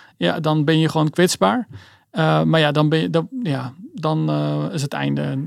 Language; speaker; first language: Dutch; early bilingual, other home language; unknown